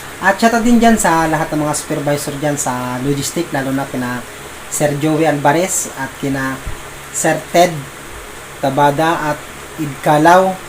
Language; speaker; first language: Filipino; native; Filipino